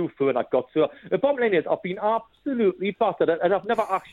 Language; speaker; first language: English; native; English